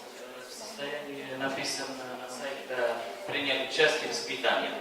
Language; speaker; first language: Russian; non-native, learner; Arabic